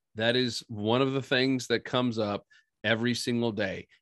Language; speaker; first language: English; native; English